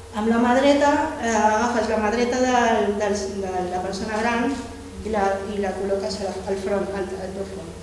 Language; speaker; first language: Catalan; early bilingual, other home language; Filipino